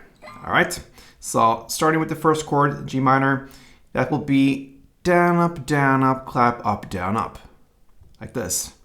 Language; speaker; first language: English; non-native, fluent; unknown